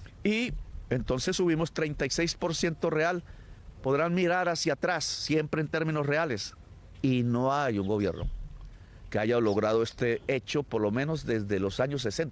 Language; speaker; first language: Spanish; native; Spanish